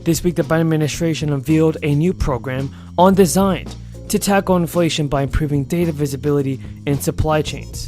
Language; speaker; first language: English; native; English